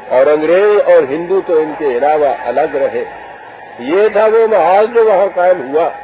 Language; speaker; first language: Urdu; native; Urdu